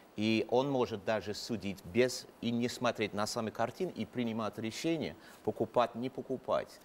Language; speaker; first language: Russian; non-native, fluent; English